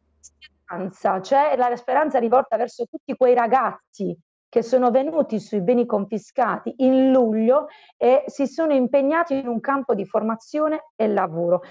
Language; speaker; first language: Italian; native; Italian